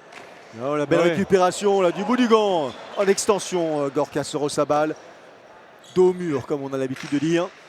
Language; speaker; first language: French; native; French